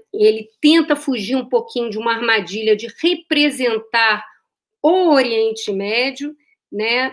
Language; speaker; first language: Portuguese; native; Portuguese